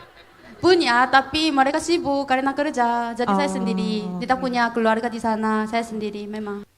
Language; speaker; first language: Indonesian; non-native, fluent; Korean